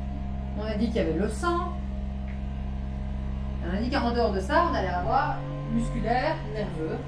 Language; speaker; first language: French; native; French